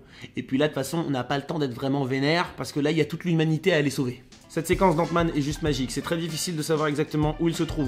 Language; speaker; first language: French; native; French